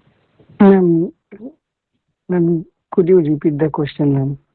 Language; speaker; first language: English; non-native, learner; Bangla